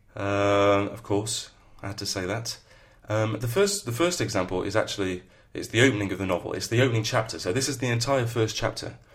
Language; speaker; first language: English; native; English